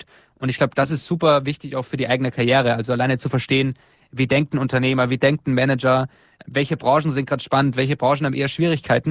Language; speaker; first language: German; native; German